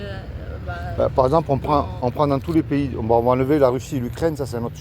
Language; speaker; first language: French; native; French